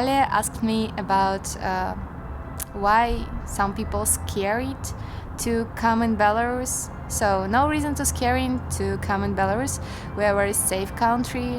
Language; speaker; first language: English; non-native, learner; Russian